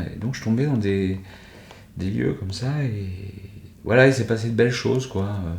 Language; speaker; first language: French; native; French